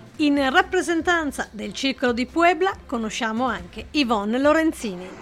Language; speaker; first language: Italian; native; Italian